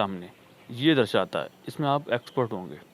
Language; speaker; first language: Hindi; native; Hindi